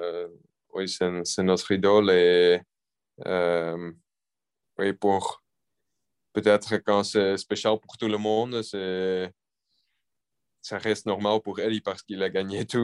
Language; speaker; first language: French; non-native, local second language; Dutch